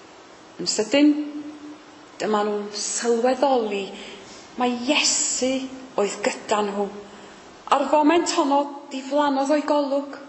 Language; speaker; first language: Welsh; native; Welsh